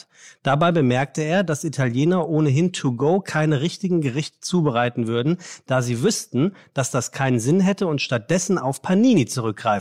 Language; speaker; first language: German; native; German